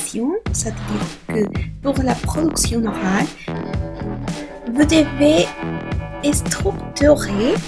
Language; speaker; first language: French; non-native, learner; Spanish